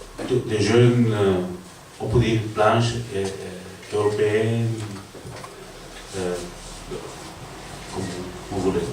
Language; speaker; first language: French; non-native, learner; Spanish